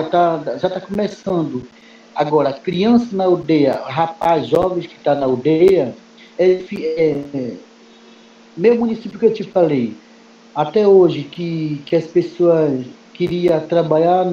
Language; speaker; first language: Portuguese; non-native, local second language; Kayapó